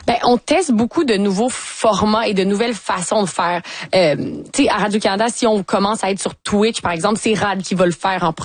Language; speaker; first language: French; native; French